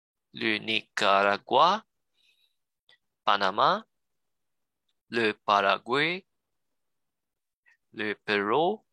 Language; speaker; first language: French; non-native, learner; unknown